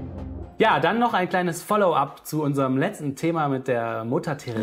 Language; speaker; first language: German; native; German